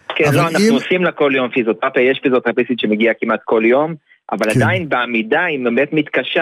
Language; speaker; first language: Hebrew; native; Hebrew